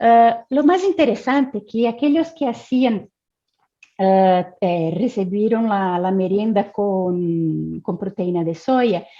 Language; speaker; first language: Spanish; non-native, fluent; Portuguese